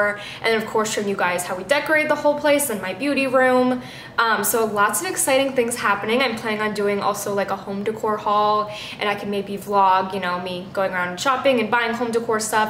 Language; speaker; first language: English; native; English